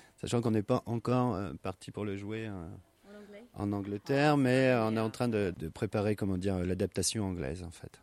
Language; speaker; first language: French; native; French